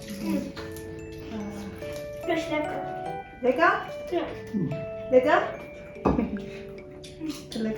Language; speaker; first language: Dutch; non-native, learner; Thai